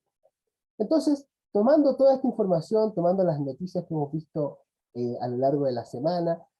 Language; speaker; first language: Spanish; native; Spanish